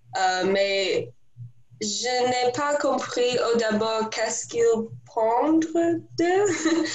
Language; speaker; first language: French; non-native, learner; English